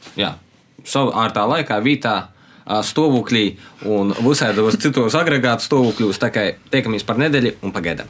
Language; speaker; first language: Latvian; native; Latvian